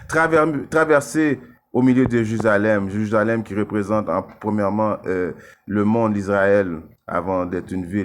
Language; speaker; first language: French; native; French